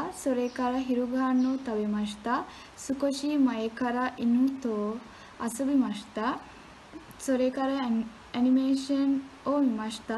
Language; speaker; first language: Japanese; non-native, learner; Sinhala